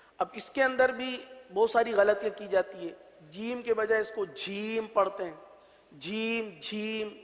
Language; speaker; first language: Urdu; native; Urdu